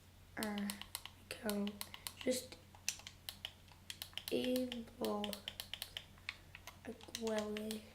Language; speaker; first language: Welsh; non-native, local second language; English